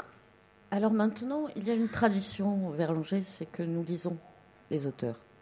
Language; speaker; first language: French; native; French